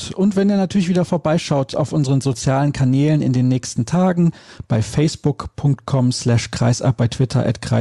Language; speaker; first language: German; native; German